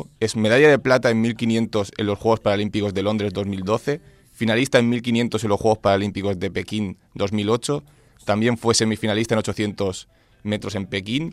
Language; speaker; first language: Spanish; native; Spanish